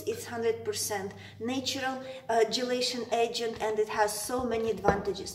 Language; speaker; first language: English; non-native, fluent; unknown